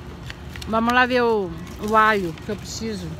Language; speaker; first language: Portuguese; native; Portuguese